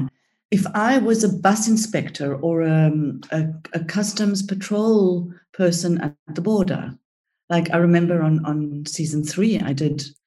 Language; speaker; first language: English; early bilingual, other home language; Greek